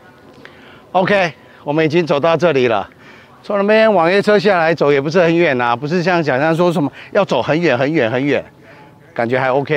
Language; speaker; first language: Chinese; native; Chinese